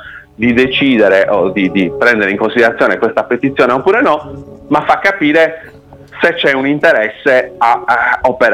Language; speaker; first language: Italian; native; Italian